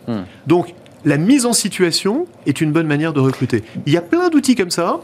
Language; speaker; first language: French; native; French